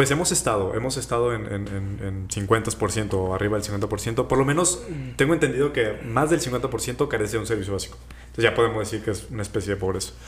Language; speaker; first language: Spanish; native; Spanish